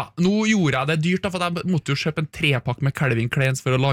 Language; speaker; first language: Norwegian; native; Norwegian